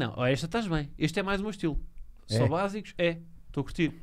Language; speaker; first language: Portuguese; native; Portuguese